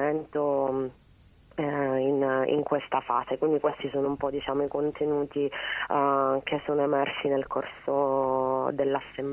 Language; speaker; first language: Italian; native; Italian